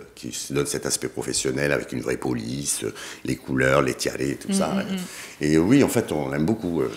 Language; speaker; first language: French; native; French